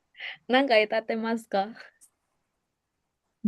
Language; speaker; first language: Japanese; non-native, learner; Indonesian